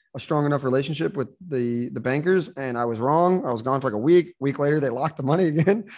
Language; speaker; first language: English; native; English